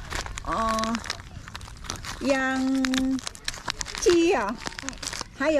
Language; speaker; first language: Chinese; non-native, fluent; Indonesian